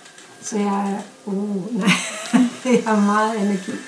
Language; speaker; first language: Danish; non-native, fluent; Icelandic